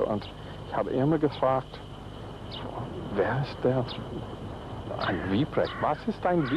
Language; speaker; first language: German; non-native, fluent; English